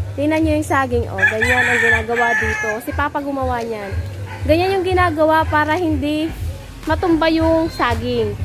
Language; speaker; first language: Filipino; non-native, local second language; Bikol